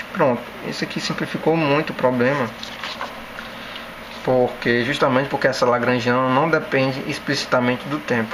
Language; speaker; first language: Portuguese; native; Portuguese